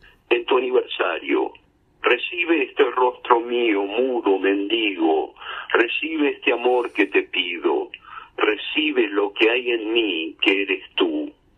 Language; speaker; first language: Spanish; early bilingual, heritage; Spanish